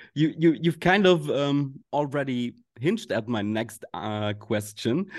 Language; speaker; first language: English; non-native, fluent; German